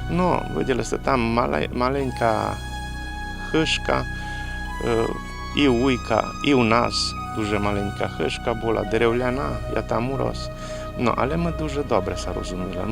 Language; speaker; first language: Ukrainian; early bilingual, heritage; Rusyn